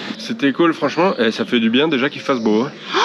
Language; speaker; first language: French; native; French